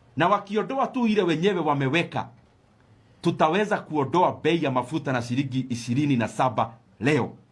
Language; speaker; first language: Swahili; non-native, local second language; Kikuyu